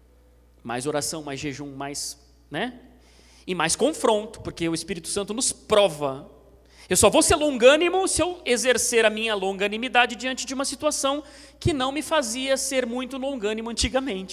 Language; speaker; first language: Portuguese; native; Portuguese